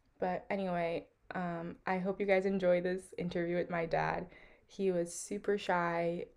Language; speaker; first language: English; early bilingual, other home language; Portuguese